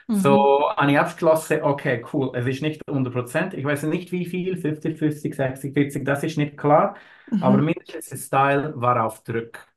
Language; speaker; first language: German; non-native, learner; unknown